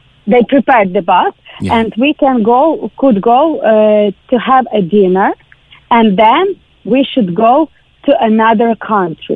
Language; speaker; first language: English; non-native, learner; Ukrainian